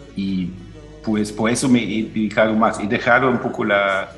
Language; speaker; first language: Spanish; non-native, fluent; German